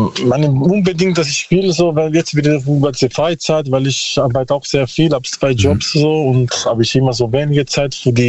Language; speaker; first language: German; non-native, learner; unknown